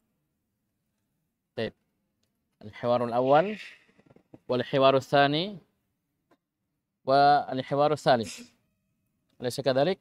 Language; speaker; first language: Arabic; non-native, fluent; Indonesian